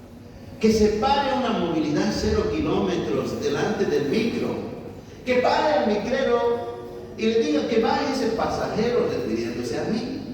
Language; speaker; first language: Spanish; native; Spanish